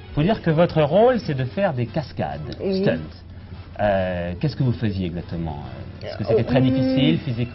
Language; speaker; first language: French; native; French